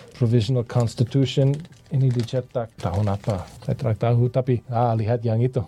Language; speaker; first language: Indonesian; non-native, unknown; English